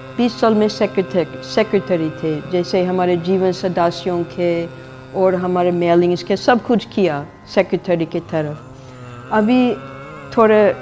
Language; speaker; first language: Hindi; non-native, fluent; English